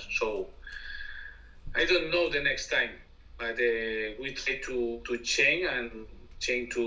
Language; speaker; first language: English; non-native, learner; Spanish